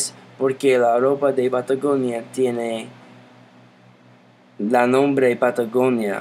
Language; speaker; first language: Spanish; non-native, learner; English